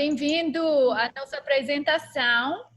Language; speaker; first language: Portuguese; non-native, learner; English